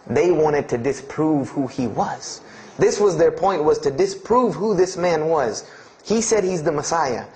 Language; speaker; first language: English; native; English